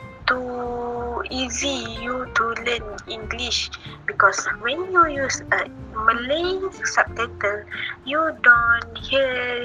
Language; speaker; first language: English; non-native, learner; Malay